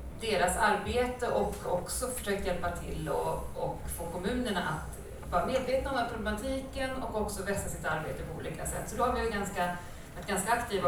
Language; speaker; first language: Swedish; native; Swedish